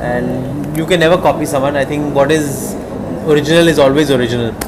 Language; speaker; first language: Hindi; native; Hindi